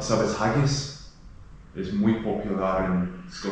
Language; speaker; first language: Spanish; non-native, learner; English